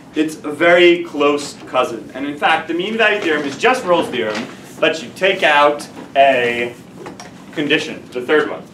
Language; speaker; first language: English; native; English